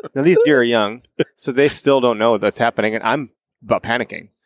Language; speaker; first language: English; native; English